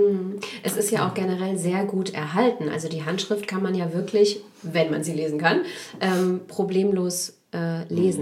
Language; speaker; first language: German; native; German